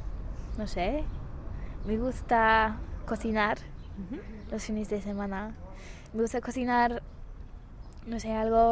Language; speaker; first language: Spanish; non-native, fluent; English